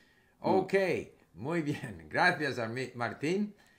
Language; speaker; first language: Spanish; non-native, fluent; English